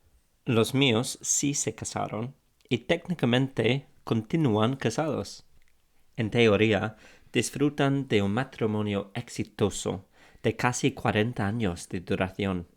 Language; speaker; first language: Spanish; non-native, fluent; English